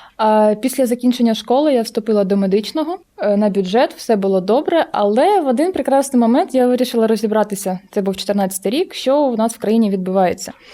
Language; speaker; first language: Ukrainian; non-native, local second language; Russian